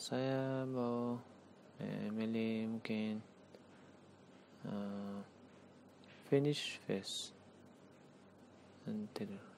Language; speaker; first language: Indonesian; non-native, learner; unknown